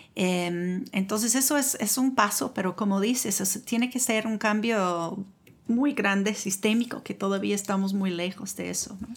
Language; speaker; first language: Spanish; non-native, fluent; English